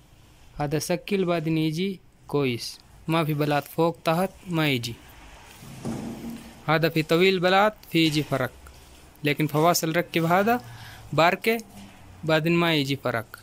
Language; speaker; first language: Arabic; non-native, learner; Hindi